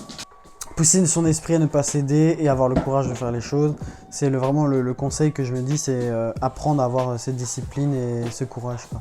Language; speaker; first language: French; native; French